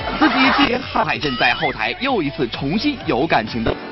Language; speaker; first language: Chinese; native; Chinese